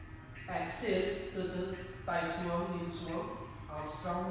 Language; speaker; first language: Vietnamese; non-native, learner; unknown